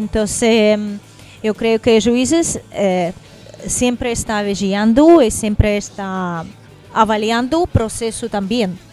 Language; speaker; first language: Spanish; non-native, learner; Portuguese